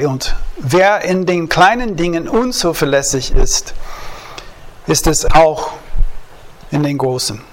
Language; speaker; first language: German; non-native, fluent; English